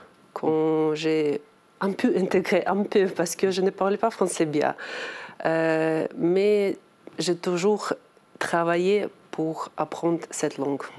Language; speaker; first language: French; non-native, learner; Ukrainian